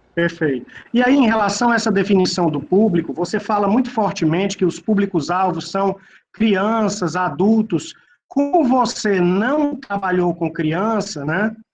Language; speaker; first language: Portuguese; native; Portuguese